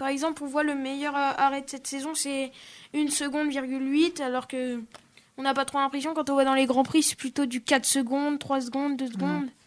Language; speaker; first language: French; native; French